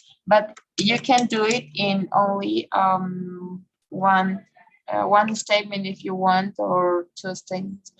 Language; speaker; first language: English; non-native, fluent; Spanish